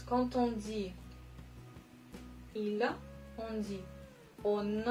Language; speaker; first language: French; non-native, fluent; Russian